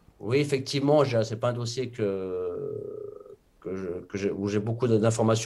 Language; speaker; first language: French; native; French